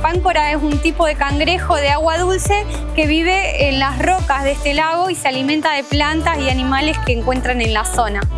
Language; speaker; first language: Spanish; native; Spanish